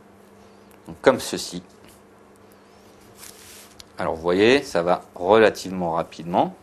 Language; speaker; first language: French; native; French